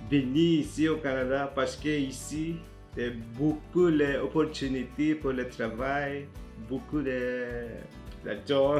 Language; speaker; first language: French; non-native, learner; Filipino